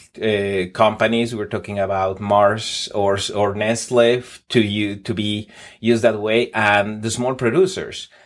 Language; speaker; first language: English; non-native, fluent; Spanish